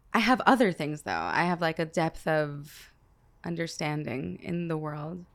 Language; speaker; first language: English; early bilingual, other home language; Hebrew